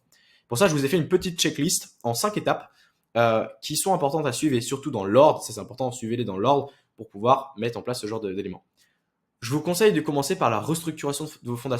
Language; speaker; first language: French; native; French